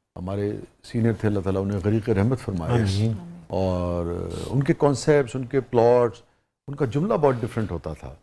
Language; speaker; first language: Urdu; native; Urdu